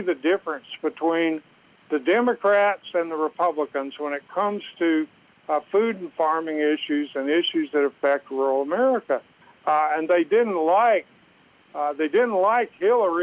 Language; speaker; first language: English; native; English